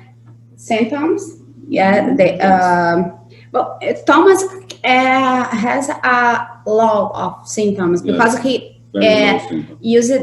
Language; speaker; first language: English; non-native, learner; Portuguese